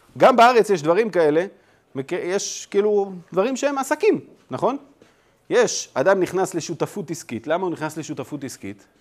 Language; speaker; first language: Hebrew; native; Hebrew